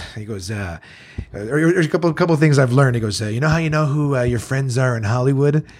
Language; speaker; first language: English; native; English